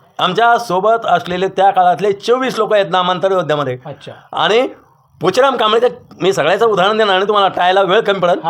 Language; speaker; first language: Marathi; native; Marathi